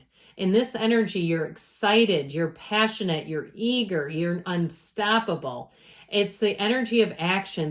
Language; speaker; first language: English; native; English